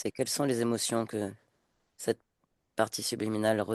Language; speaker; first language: French; native; French